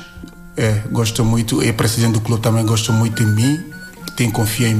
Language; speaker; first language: Portuguese; non-native, learner; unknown